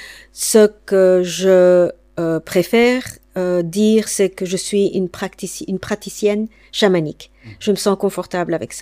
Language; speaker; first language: French; non-native, fluent; English